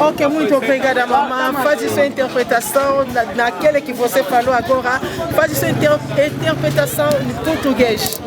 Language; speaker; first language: Portuguese; non-native, learner; Lingala